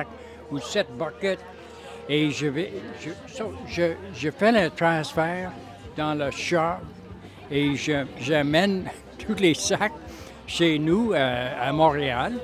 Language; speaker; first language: French; non-native, local second language; English